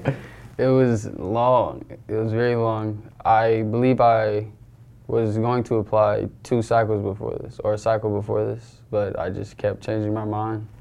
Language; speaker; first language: English; native; English